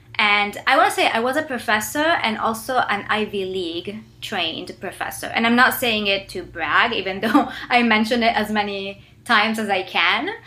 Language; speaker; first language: English; non-native, fluent; Italian